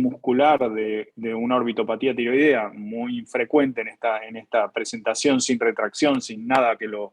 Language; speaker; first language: Spanish; native; Spanish